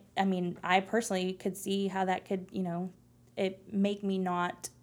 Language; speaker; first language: English; early bilingual, other home language; Spanish